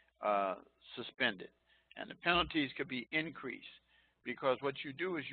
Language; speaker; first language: English; native; English